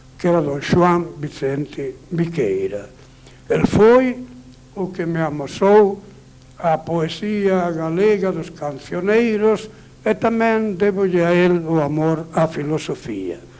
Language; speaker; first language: Galician; native; Galician